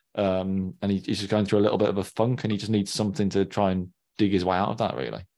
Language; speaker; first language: English; native; English